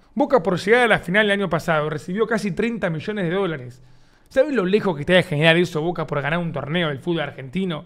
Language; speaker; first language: Spanish; native; Spanish